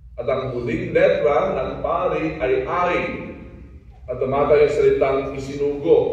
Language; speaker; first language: Filipino; non-native, local second language; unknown